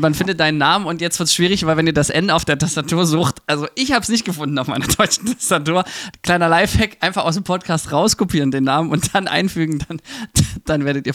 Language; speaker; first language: German; native; German